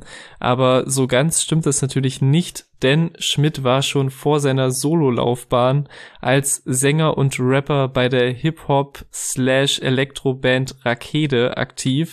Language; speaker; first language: German; native; German